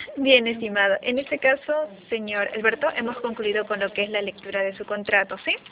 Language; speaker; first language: Spanish; native; Spanish